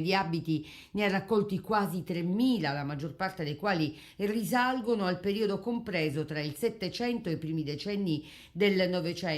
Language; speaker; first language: Italian; native; Italian